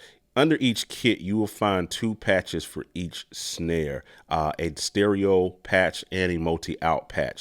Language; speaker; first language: English; native; English